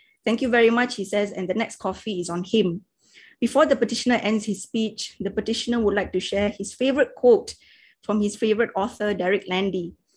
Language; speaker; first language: English; non-native, local second language; Malay